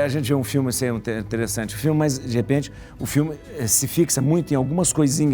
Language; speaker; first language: Portuguese; native; Portuguese